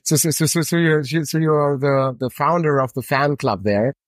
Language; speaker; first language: English; non-native, fluent; German